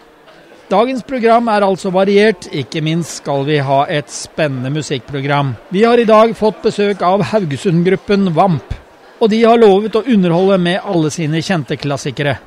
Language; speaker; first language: Norwegian; native; Norwegian